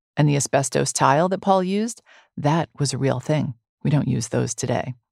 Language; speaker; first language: English; native; English